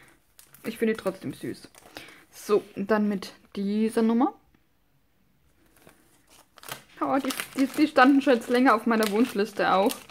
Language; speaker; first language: German; non-native, fluent; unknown